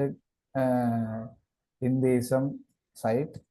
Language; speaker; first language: German; non-native, learner; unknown